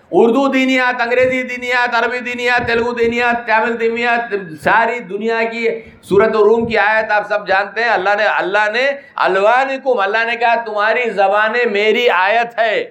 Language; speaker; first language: Urdu; native; Urdu